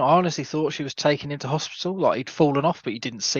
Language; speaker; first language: English; native; English